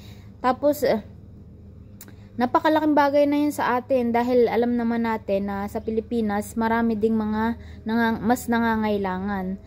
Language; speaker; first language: Filipino; native; Filipino